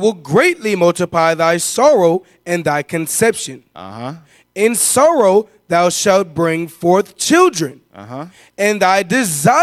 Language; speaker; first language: English; native; English